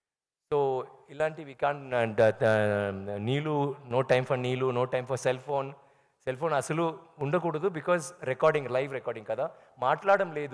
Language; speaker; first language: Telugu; non-native, learner; Tamil